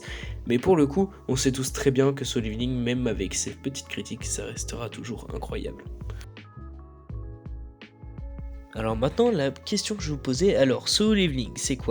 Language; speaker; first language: French; native; French